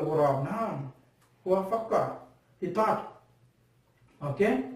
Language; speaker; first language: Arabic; non-native, fluent; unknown